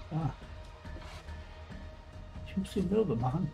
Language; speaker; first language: German; native; German